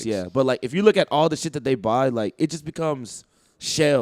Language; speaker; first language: English; native; English